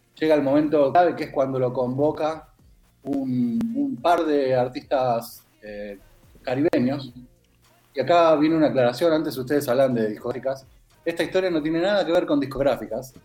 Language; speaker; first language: Spanish; native; Spanish